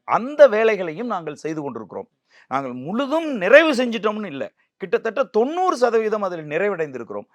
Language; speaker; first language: Tamil; native; Tamil